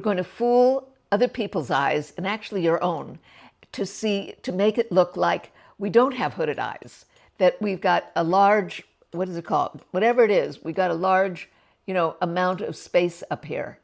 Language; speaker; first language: English; native; English